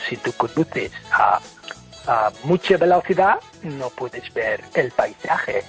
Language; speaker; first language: Spanish; non-native, fluent; English